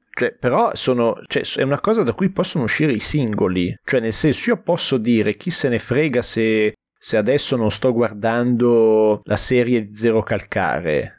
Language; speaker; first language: Italian; native; Italian